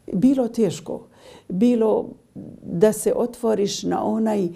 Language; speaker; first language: Croatian; non-native, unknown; Arabic